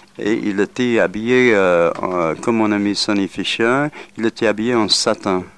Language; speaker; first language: French; non-native, learner; English